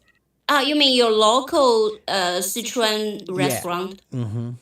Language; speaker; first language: English; non-native, fluent; Chinese